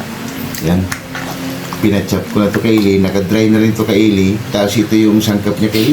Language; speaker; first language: Filipino; native; Filipino